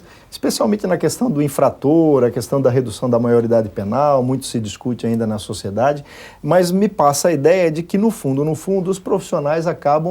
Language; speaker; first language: Portuguese; native; Portuguese